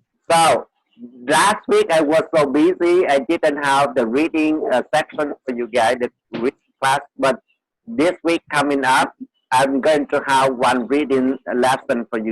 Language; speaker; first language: English; non-native, fluent; Vietnamese